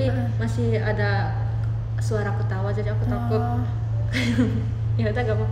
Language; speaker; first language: Indonesian; early bilingual, heritage; Japanese